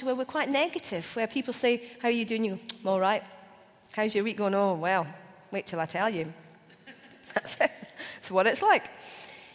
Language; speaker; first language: English; native; English